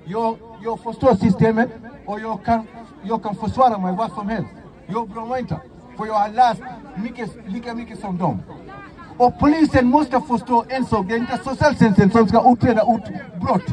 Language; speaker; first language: Swedish; non-native, fluent; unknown